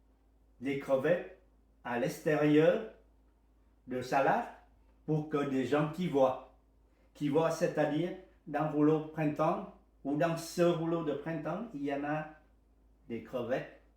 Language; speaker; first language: French; non-native, learner; Vietnamese